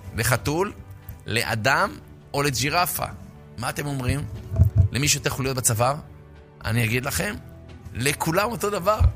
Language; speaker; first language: Hebrew; native; Hebrew